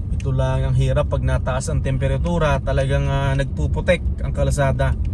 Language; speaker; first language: Filipino; native; Filipino